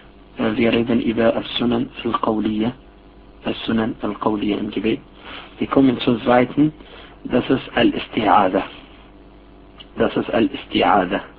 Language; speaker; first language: German; non-native, fluent; Arabic